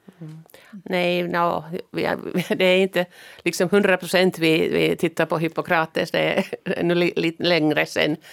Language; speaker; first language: Swedish; non-native, local second language; Finnish